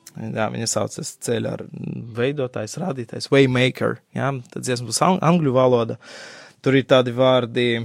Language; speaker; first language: Latvian; non-native, local second language; Russian